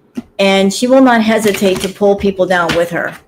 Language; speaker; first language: English; native; English